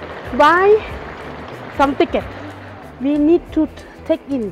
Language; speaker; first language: English; non-native, learner; Thai